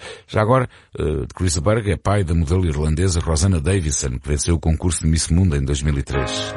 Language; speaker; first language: Portuguese; native; Portuguese